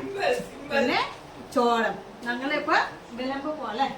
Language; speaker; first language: Malayalam; non-native, learner; Bodo